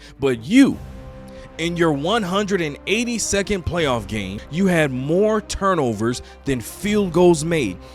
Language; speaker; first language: English; native; English